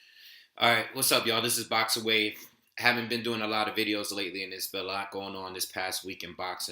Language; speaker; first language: English; native; English